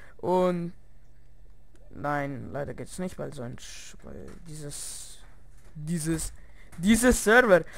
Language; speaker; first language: German; early bilingual, other home language; Russian